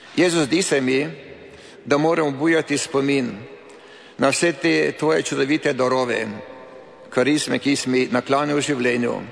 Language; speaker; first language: Slovenian; native; Slovenian